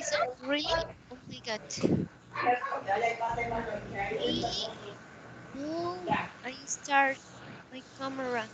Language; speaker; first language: English; non-native, learner; Spanish